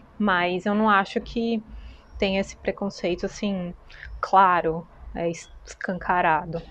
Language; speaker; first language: Portuguese; native; Portuguese